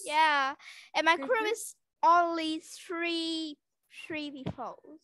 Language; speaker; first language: English; non-native, learner; Vietnamese